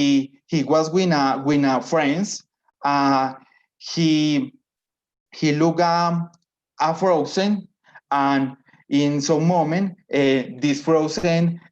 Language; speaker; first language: English; non-native, learner; Spanish